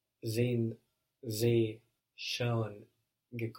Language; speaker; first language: German; non-native, learner; English